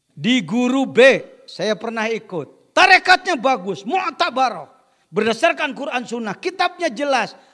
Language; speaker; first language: Indonesian; non-native, local second language; Sundanese